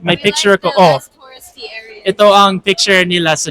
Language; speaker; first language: Filipino; non-native, fluent; English